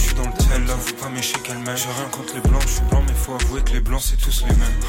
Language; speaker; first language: French; early bilingual, other home language; Romanian